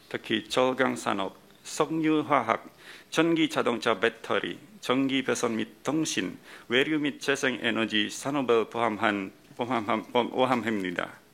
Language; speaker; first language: Korean; non-native, fluent; Indonesian